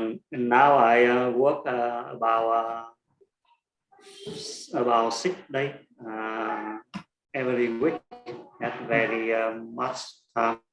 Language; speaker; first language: English; non-native, learner; Vietnamese